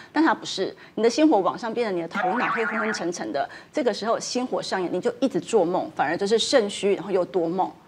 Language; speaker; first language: Chinese; native; Chinese